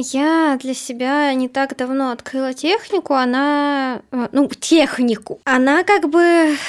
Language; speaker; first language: Russian; native; Russian